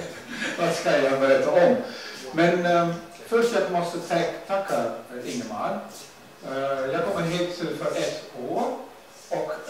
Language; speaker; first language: Swedish; non-native, learner; Dutch